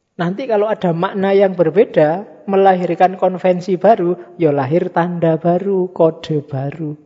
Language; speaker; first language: Indonesian; native; Indonesian